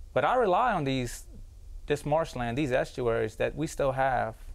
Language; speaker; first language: English; native; English